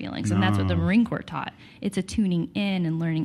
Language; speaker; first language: English; native; English